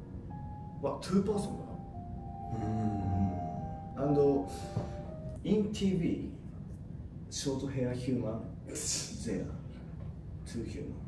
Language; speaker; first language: English; non-native, learner; Japanese